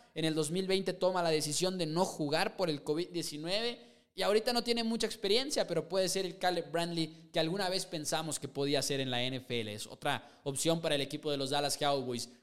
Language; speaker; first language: Spanish; native; Spanish